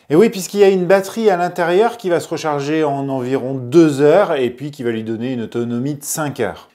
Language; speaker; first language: French; native; French